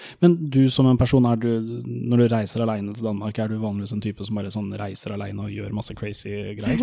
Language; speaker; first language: Norwegian; native; Norwegian